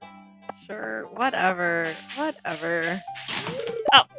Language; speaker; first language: English; native; English